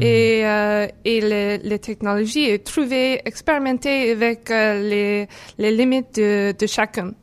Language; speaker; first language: French; non-native, learner; English